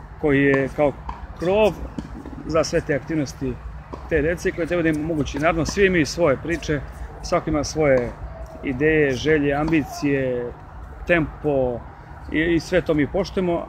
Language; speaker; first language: Serbian; native; Serbian